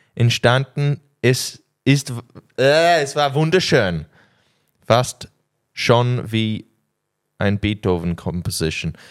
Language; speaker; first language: German; non-native, learner; English